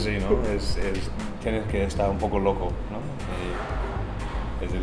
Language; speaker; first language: Spanish; non-native, fluent; English